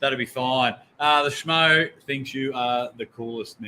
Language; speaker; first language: English; native; English